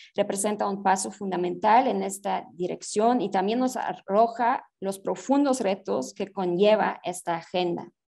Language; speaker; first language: Spanish; non-native, fluent; German